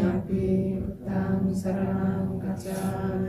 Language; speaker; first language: Korean; native; Korean